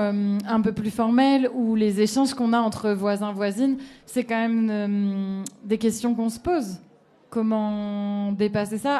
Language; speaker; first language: French; native; French